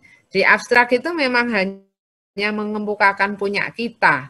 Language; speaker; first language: Indonesian; native; Indonesian